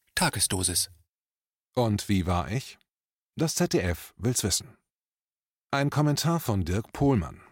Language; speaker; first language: German; native; German